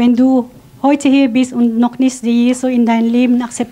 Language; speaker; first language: German; non-native, fluent; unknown